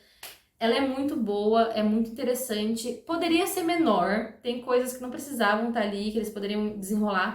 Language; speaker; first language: Portuguese; native; Portuguese